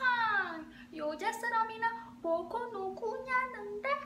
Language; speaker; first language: Korean; non-native, learner; Indonesian